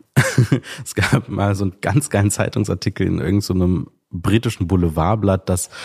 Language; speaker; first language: German; early bilingual, other home language; Sinhala